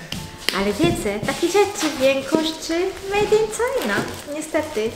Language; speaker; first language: Polish; non-native, learner; Korean